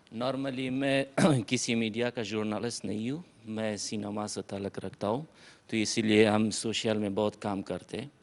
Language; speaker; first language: Hindi; non-native, fluent; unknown